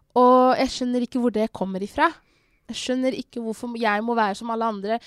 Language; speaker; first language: Norwegian; early bilingual, other home language; Somali